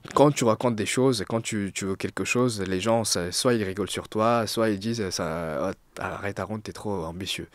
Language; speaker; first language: French; non-native, fluent; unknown